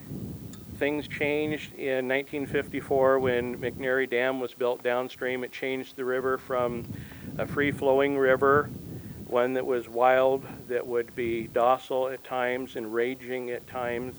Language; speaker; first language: English; native; English